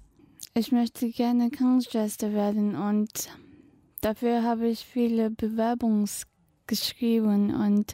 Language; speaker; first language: German; non-native, fluent; Tibetan